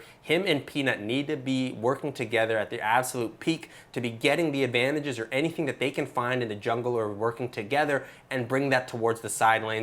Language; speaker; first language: English; native; English